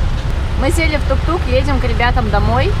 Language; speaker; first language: Russian; native; Russian